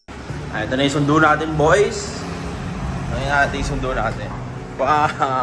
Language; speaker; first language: Filipino; native; Filipino